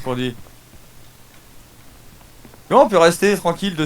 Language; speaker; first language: French; native; French